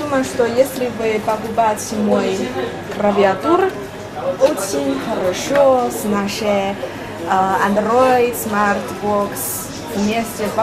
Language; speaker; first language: Russian; non-native, learner; Chinese